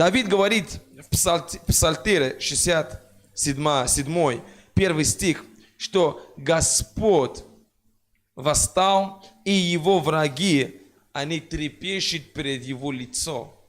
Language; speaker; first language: Russian; non-native, fluent; French